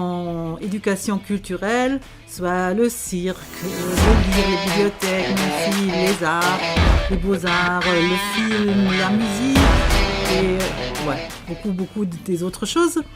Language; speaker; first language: French; non-native, fluent; German